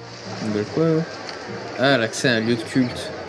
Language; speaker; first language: French; native; French